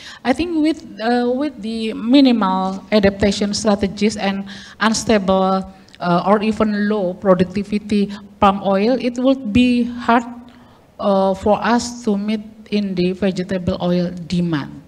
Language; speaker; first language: English; non-native, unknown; Indonesian